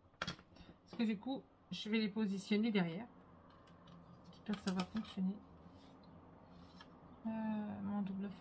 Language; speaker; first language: French; native; French